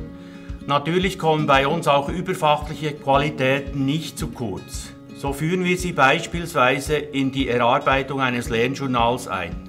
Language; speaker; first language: German; native; German